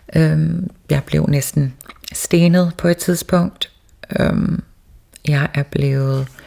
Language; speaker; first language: Danish; early bilingual, other home language; Faroese